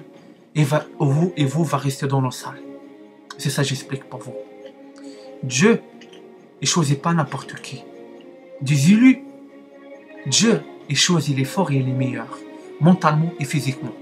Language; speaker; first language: French; non-native, learner; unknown